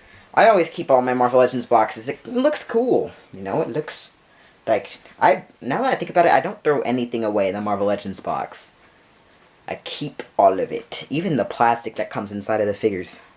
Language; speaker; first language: English; native; English